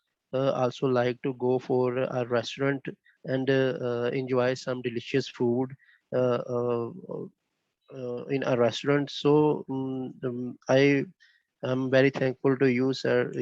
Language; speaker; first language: English; non-native, learner; Bangla